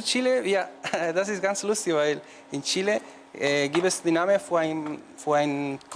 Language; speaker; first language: German; non-native, learner; Spanish